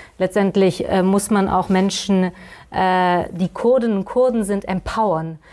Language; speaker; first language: German; early bilingual, other home language; Kurdish